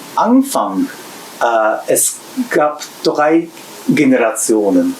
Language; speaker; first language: German; non-native, learner; Japanese